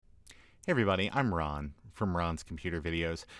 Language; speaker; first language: English; native; English